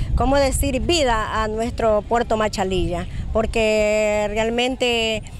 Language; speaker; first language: Spanish; native; Spanish